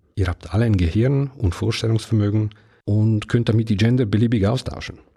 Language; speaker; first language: German; non-native, fluent; Italian